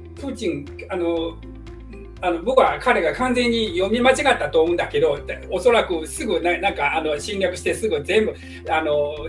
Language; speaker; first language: Japanese; non-native, fluent; Chinese